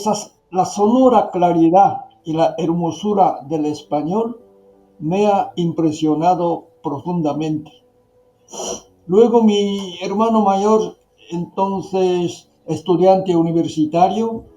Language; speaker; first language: Spanish; non-native, fluent; Japanese